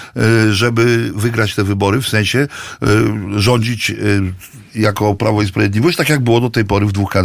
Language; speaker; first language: Polish; native; Polish